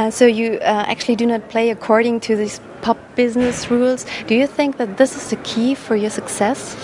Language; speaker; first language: English; non-native, fluent; German